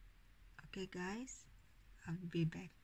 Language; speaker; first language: English; non-native, learner; Indonesian